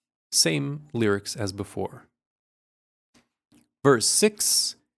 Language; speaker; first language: English; early bilingual, other home language; Lithuanian